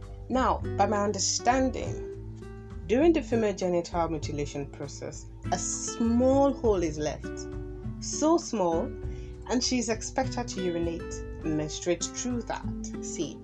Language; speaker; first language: English; non-native, local second language; Yoruba